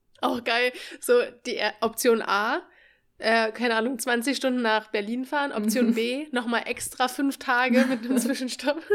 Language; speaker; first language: German; native; German